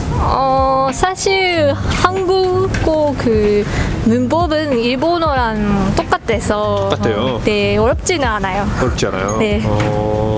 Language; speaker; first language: Korean; non-native, fluent; Japanese